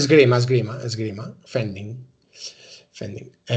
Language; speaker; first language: English; non-native, learner; Spanish